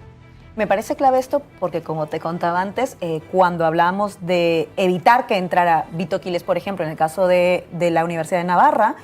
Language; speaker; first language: Spanish; native; Spanish